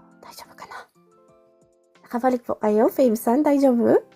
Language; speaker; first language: Japanese; non-native, fluent; Filipino